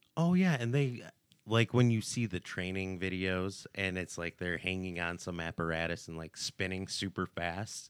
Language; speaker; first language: English; native; English